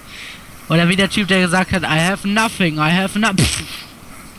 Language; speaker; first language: German; native; German